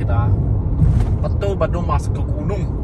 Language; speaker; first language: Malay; non-native, learner; Cantonese